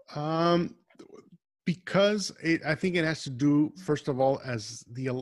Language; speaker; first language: English; native; English